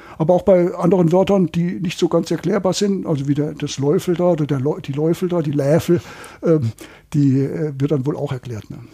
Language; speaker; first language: German; native; German